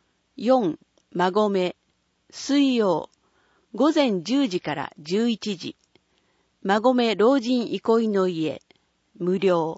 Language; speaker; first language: Japanese; native; Japanese